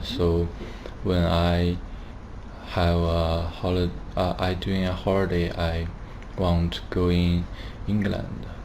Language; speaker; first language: English; non-native, learner; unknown